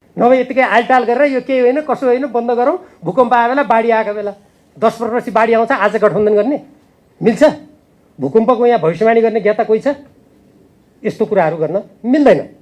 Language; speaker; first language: Nepali; native; Nepali